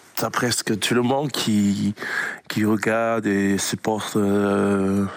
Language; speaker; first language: French; non-native, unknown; English